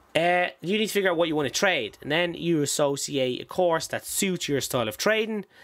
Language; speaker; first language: English; native; English